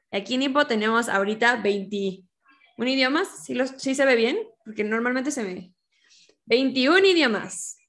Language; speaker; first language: Spanish; native; Spanish